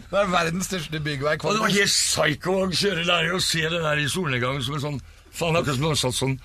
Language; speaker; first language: Norwegian; native; Norwegian